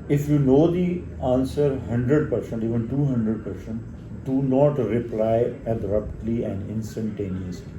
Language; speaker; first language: English; non-native, local second language; Urdu